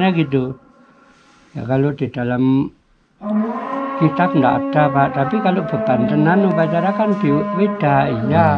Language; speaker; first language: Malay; non-native, local second language; Javanese